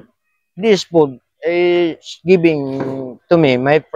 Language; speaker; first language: English; non-native, learner; Filipino